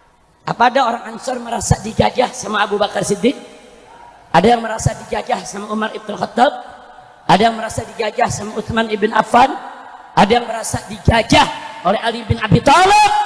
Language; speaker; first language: Indonesian; native; Indonesian